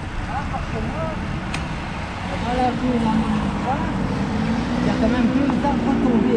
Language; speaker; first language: French; native; French